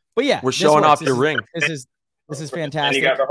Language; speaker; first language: English; native; English